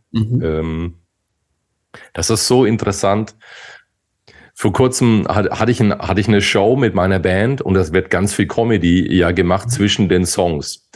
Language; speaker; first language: German; native; German